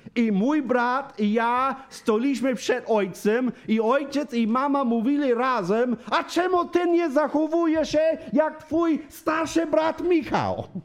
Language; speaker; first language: Polish; non-native, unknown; English